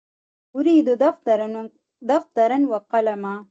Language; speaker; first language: Arabic; non-native, learner; Tamil